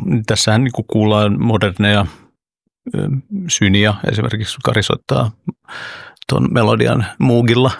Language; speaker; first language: Finnish; early bilingual, other home language; Oromo